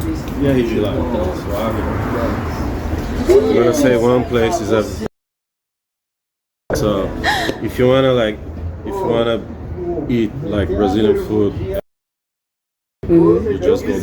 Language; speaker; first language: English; non-native, fluent; Portuguese